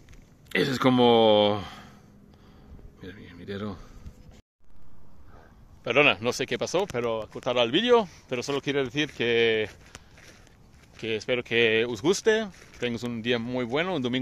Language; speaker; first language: Spanish; non-native, fluent; English